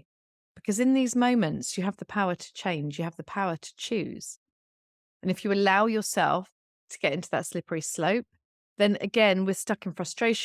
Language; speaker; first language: English; native; English